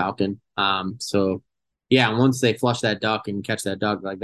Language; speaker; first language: English; native; English